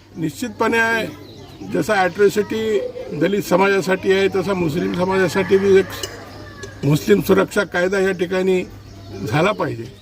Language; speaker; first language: Marathi; non-native, local second language; Urdu